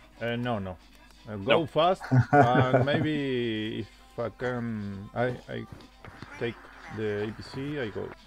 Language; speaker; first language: English; non-native, learner; Spanish